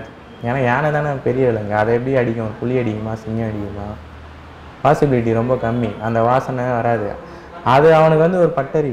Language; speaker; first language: Tamil; native; Tamil